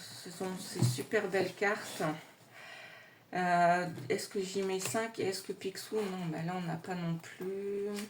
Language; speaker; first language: French; native; French